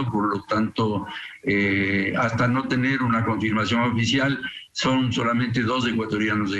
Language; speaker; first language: Spanish; native; Spanish